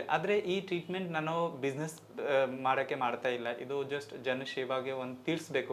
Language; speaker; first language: Kannada; non-native, local second language; Hindi